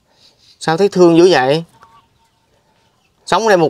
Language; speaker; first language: Vietnamese; native; Vietnamese